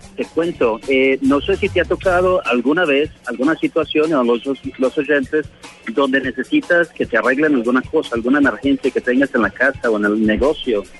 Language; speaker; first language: Spanish; early bilingual, heritage; Spanish